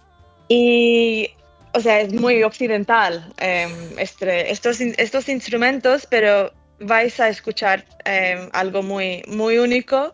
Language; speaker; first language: Spanish; early bilingual, heritage; English